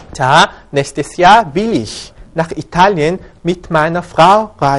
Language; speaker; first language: German; non-native, learner; Korean